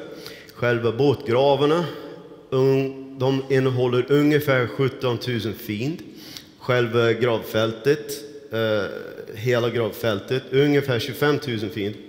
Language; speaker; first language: Swedish; non-native, fluent; English